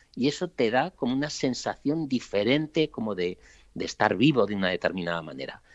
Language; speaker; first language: Spanish; native; Spanish